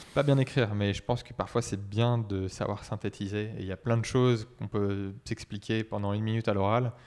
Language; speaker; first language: French; native; French